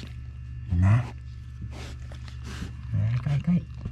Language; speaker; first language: Japanese; native; Japanese